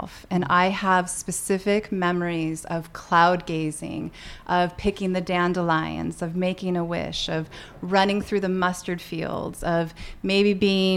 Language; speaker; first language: English; native; English